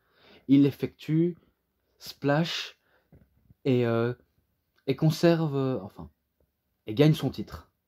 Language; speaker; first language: French; native; French